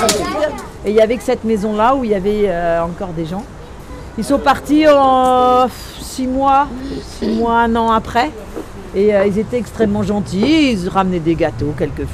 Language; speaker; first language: French; native; French